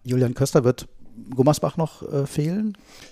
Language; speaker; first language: German; native; German